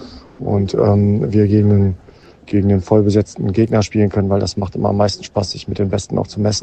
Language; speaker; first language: German; native; German